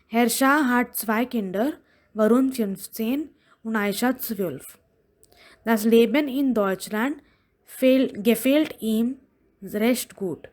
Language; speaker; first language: German; non-native, fluent; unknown